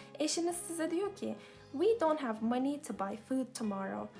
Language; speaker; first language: English; non-native, fluent; Turkish